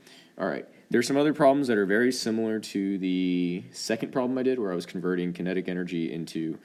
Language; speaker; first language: English; native; English